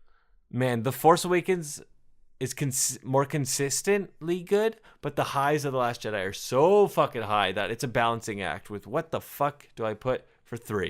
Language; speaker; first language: English; native; English